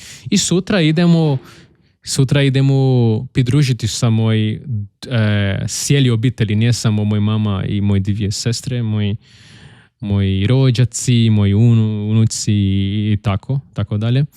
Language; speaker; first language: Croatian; non-native, learner; Portuguese